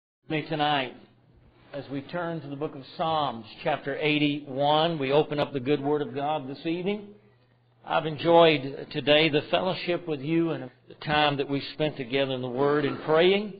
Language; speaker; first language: English; native; English